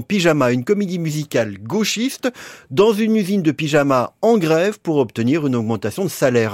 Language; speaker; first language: French; native; French